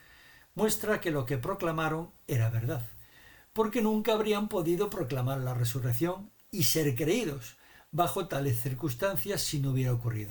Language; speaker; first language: Spanish; native; Spanish